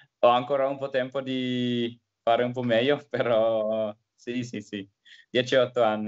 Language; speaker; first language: Italian; non-native, learner; Finnish